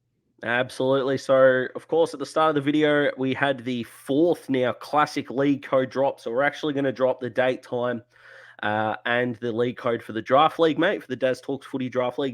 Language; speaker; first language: English; native; English